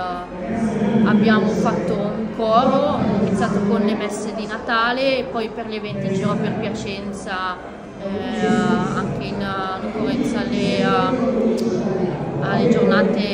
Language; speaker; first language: Italian; native; Italian